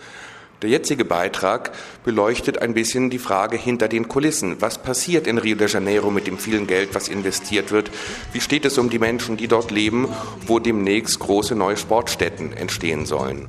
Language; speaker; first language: German; native; German